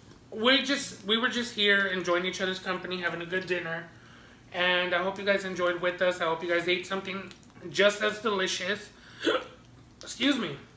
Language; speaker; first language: English; early bilingual, other home language; Spanish